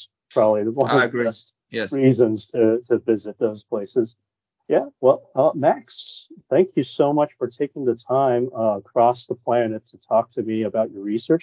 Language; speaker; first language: English; non-native, local second language; Cantonese